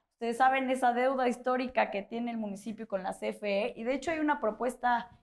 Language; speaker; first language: Spanish; native; Spanish